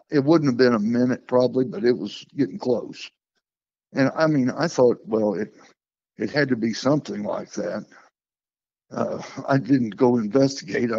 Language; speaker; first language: English; native; English